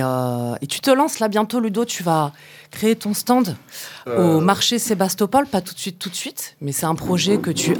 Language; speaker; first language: French; native; French